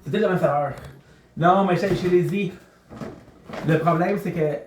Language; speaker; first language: French; native; French